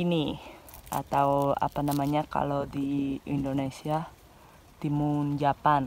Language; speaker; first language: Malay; non-native, fluent; Spanish